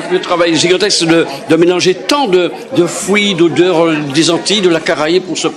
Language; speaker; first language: French; native; French